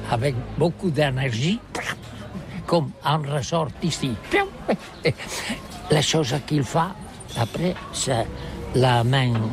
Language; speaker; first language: French; non-native, learner; Catalan